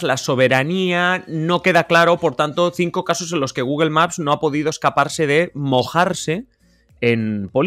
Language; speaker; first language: Spanish; native; Spanish